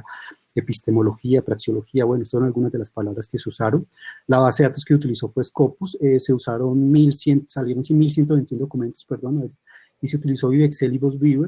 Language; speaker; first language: Spanish; native; Spanish